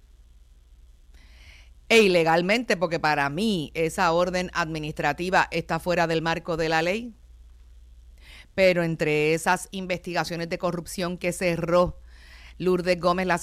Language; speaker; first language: Spanish; native; Spanish